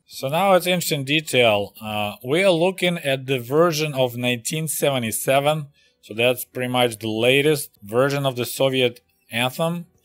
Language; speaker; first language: English; non-native, fluent; Russian